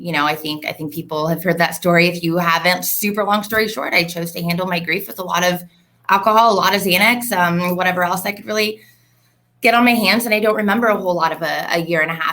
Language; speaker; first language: English; native; English